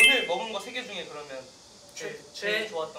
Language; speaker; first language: Korean; native; Korean